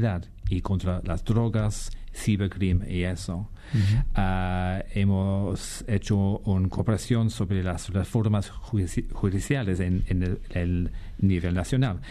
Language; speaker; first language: Spanish; non-native, fluent; English